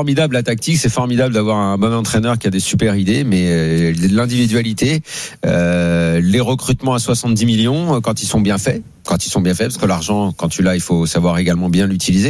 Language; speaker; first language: French; native; French